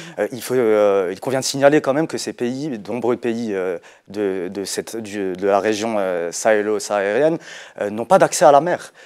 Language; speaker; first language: French; non-native, local second language; Arabic